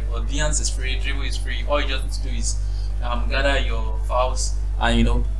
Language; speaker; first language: English; non-native, local second language; Yoruba